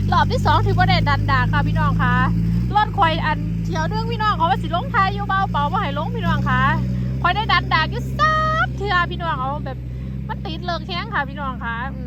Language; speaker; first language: Thai; non-native, local second language; Northeastern Thai